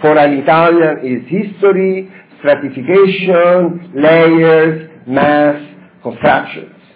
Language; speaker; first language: English; non-native, fluent; Italian